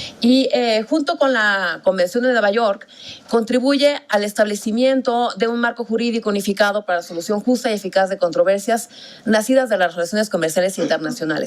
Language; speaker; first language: Spanish; native; Spanish